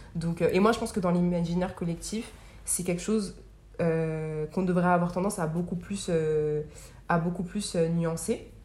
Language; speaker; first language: French; native; French